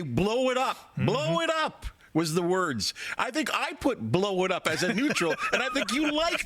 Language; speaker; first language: English; native; English